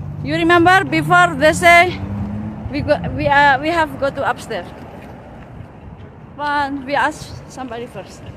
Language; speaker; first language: English; non-native, learner; Malay